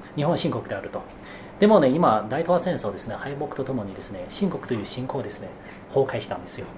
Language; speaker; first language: Japanese; non-native, fluent; Chinese